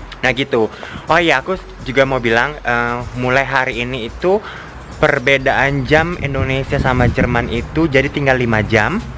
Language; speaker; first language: Indonesian; native; Indonesian